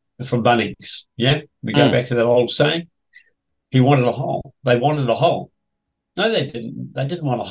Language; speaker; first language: English; native; English